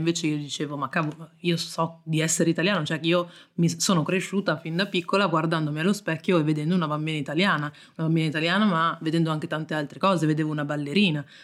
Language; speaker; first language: Italian; native; Italian